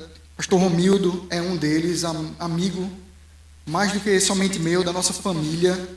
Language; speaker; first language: Portuguese; native; Portuguese